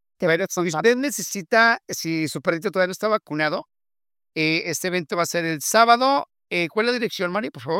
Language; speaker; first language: Spanish; native; Spanish